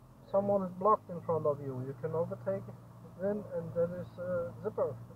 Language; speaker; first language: English; non-native, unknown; German